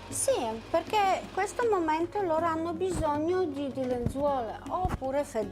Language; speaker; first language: Italian; non-native, learner; Polish